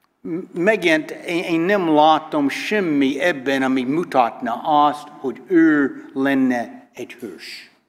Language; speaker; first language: Hungarian; non-native, learner; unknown